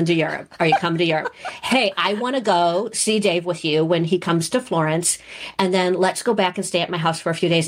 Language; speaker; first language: English; native; English